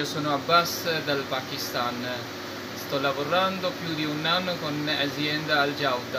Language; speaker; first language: Italian; non-native, local second language; Urdu